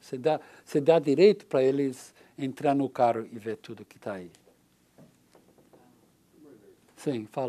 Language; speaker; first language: Portuguese; non-native, learner; English